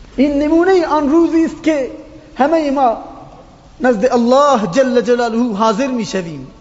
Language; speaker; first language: Persian; non-native, local second language; Baluchi